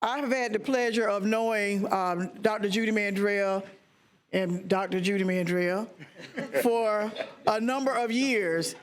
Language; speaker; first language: English; native; English